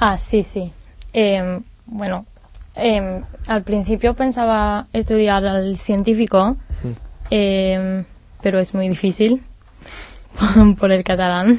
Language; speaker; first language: Spanish; non-native, learner; Hebrew